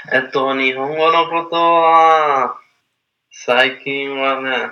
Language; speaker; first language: Japanese; non-native, learner; English